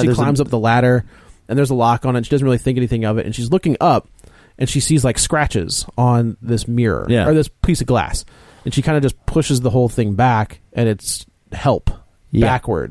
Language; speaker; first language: English; native; English